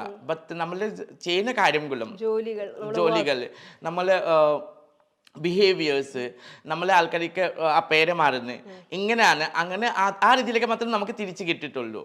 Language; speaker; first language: Malayalam; non-native, local second language; Assamese